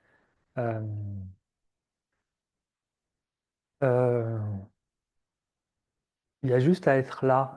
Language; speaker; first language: French; native; French